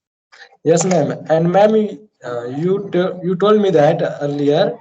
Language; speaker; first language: English; non-native, learner; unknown